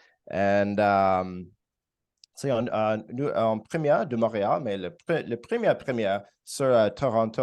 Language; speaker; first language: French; non-native, learner; English